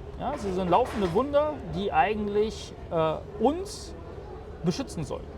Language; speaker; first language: German; early bilingual, other home language; Polish